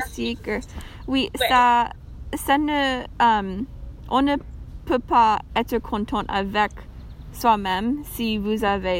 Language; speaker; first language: French; non-native, learner; English